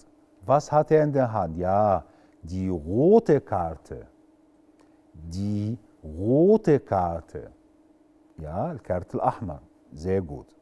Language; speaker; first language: German; non-native, fluent; Arabic